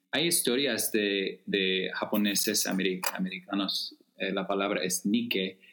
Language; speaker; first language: Spanish; non-native, fluent; English